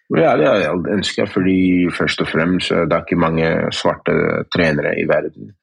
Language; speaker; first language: Norwegian; early bilingual, other home language; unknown